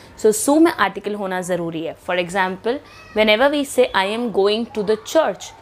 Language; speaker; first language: English; non-native, local second language; Hindi